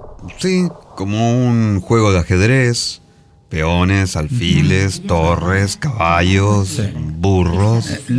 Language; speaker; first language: Spanish; native; Spanish